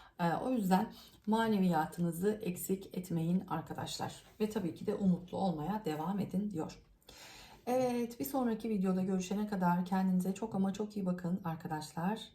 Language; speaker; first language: Turkish; native; Turkish